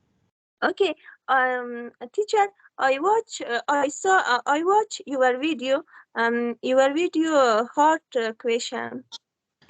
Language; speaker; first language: English; non-native, learner; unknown